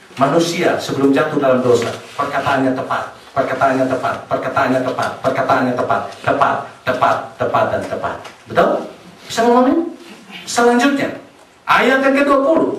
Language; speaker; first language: Indonesian; native; Indonesian